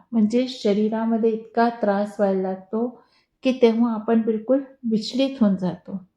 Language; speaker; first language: Marathi; non-native, local second language; Hindi